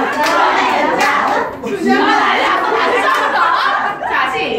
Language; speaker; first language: Korean; native; Korean